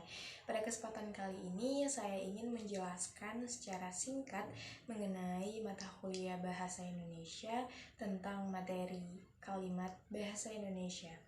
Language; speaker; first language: Indonesian; native; Indonesian